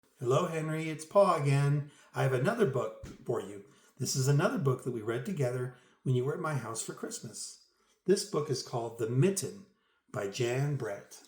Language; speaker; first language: English; native; English